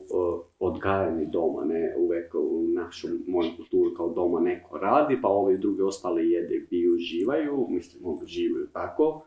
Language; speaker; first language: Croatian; non-native, learner; Albanian